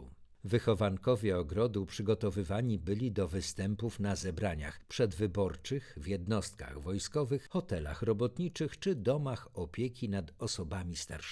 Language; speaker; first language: Polish; native; Polish